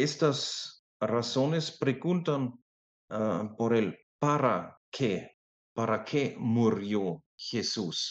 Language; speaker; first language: Spanish; non-native, fluent; German